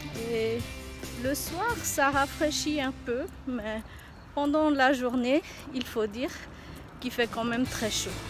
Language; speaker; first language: French; non-native, fluent; Bangla